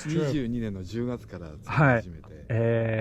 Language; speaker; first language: Japanese; native; Japanese